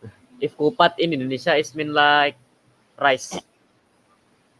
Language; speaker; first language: English; non-native, learner; Indonesian